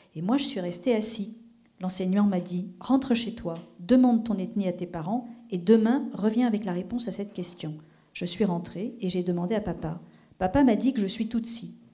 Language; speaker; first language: French; native; French